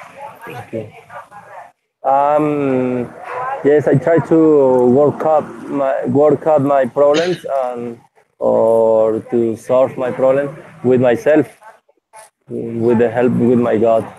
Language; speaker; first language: English; non-native, learner; Spanish